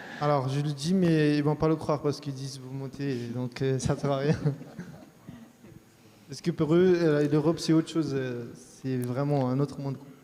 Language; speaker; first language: French; early bilingual, other home language; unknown